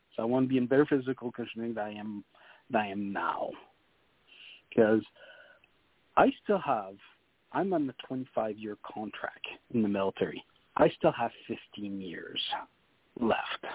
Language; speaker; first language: English; non-native, fluent; French